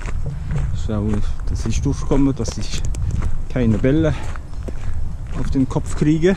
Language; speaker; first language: German; native; German